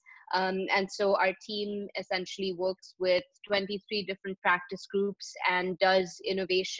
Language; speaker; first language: English; non-native, local second language; Hindi